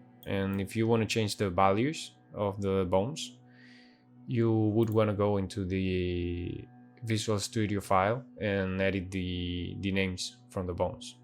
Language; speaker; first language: English; non-native, fluent; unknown